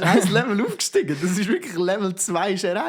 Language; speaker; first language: German; native; German